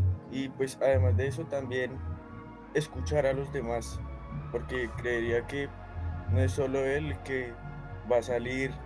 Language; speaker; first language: Spanish; native; Spanish